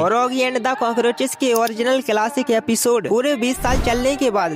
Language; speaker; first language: Hindi; native; Hindi